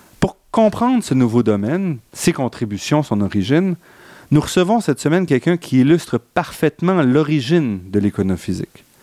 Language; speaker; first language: French; native; French